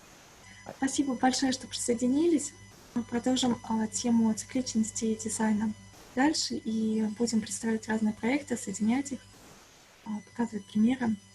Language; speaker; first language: Russian; native; Russian